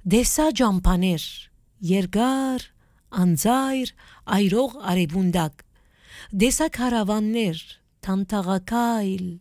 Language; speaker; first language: Armenian; early bilingual, heritage; Armenian